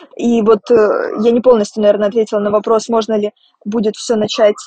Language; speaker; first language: Russian; native; Russian